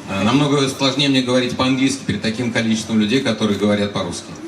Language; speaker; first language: Russian; native; Russian